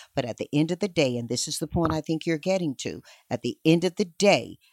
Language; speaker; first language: English; native; English